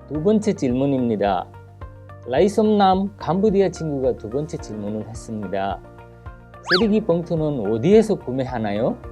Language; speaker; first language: Korean; non-native, fluent; Bangla